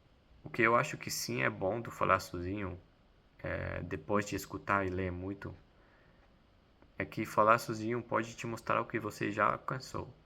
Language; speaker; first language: Portuguese; non-native, fluent; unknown